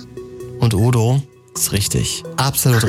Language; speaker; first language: German; native; German